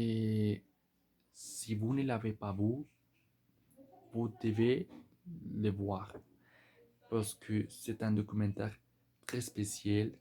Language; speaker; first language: French; non-native, learner; Spanish